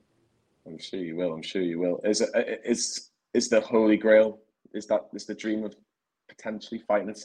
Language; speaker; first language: English; native; English